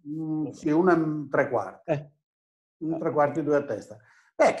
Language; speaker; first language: Italian; native; Italian